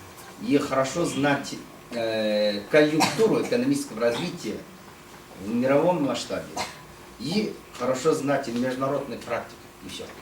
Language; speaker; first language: Russian; non-native, fluent; Chinese